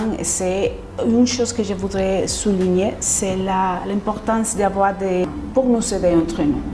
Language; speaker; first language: French; non-native, fluent; Spanish